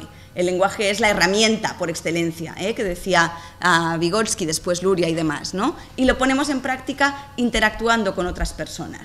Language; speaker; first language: Spanish; native; Spanish